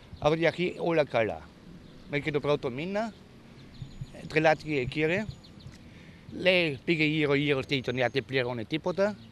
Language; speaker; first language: Greek; non-native, learner; German